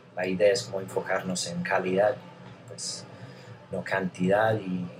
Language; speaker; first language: Spanish; non-native, fluent; English